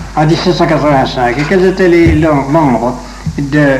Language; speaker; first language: French; native; French